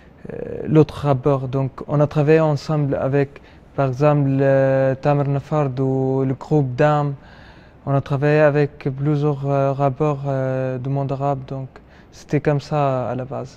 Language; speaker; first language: French; non-native, learner; Arabic